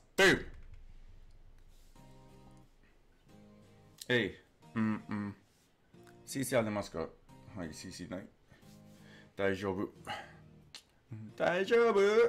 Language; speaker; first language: Japanese; non-native, learner; English